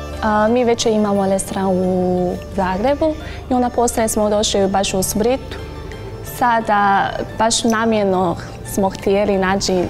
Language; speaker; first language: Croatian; non-native, learner; Chinese